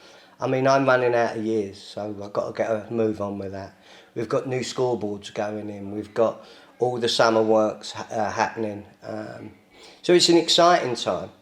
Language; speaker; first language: English; native; English